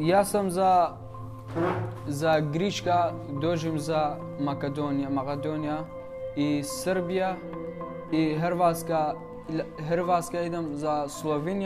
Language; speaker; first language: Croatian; non-native, learner; Kurdish